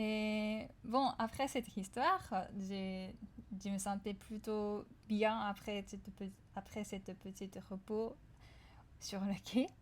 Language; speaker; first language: French; non-native, fluent; Japanese